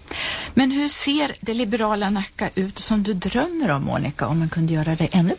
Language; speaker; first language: Swedish; native; Swedish